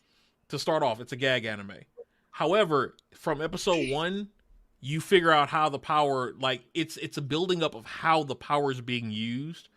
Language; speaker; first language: English; native; English